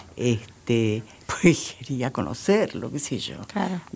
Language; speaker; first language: Spanish; native; Spanish